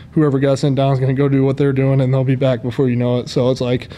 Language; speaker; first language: English; native; English